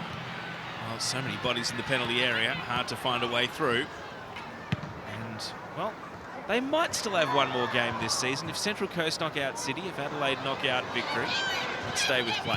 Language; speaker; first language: English; native; English